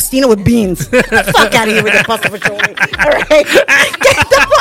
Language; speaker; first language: English; non-native, fluent; Spanish